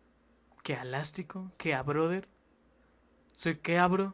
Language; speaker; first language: Spanish; native; Spanish